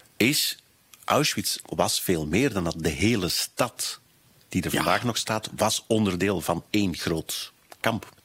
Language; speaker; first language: Dutch; native; Dutch